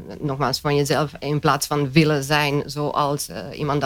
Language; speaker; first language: Dutch; non-native, fluent; Romanian